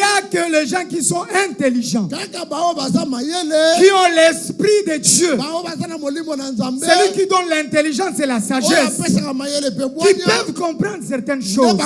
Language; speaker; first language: French; non-native, local second language; Lingala